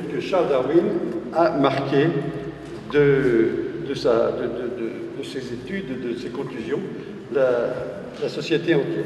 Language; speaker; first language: French; native; French